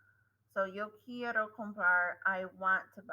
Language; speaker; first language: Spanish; non-native, fluent; English